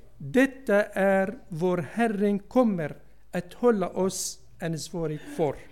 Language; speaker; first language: Swedish; non-native, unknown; Arabic